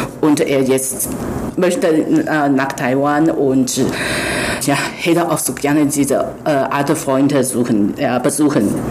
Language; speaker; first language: German; non-native, fluent; Chinese